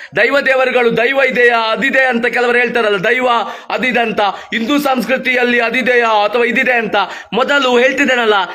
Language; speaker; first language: Kannada; non-native, local second language; Tulu